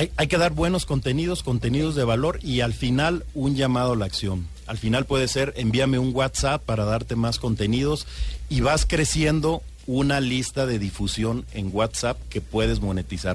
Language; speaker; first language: Spanish; native; Spanish